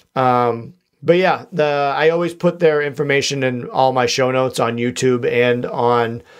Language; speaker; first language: English; native; English